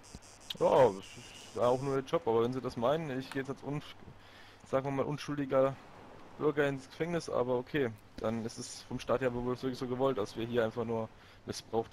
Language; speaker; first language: German; native; German